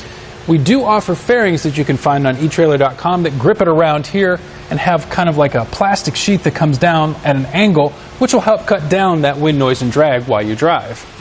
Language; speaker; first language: English; native; English